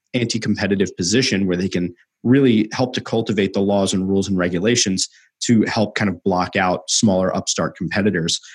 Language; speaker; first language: English; native; English